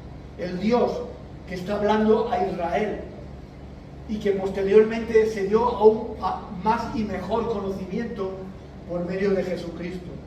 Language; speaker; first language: Spanish; native; Spanish